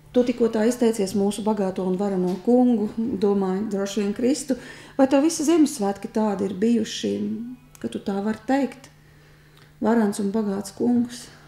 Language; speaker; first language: Latvian; native; Latvian